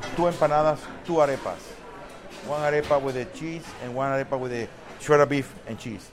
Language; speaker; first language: English; non-native, fluent; Spanish